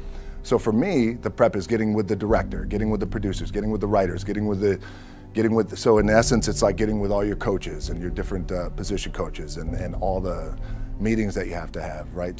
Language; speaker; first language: English; native; English